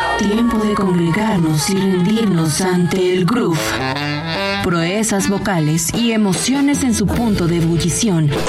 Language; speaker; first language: Spanish; native; Spanish